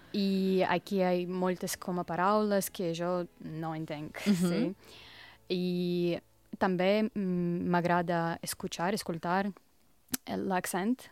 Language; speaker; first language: Catalan; non-native, learner; Russian